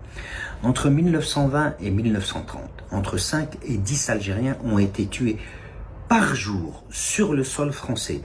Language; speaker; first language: French; non-native, local second language; Kabyle